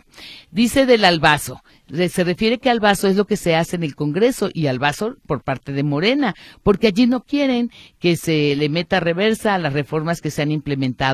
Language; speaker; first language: Spanish; native; Spanish